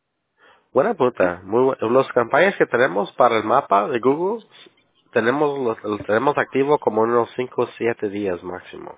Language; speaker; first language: Spanish; early bilingual, heritage; English